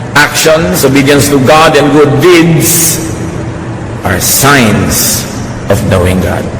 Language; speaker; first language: English; non-native, local second language; Filipino